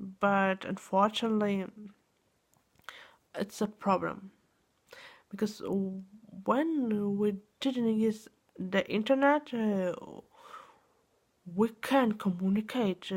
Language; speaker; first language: English; non-native, learner; Russian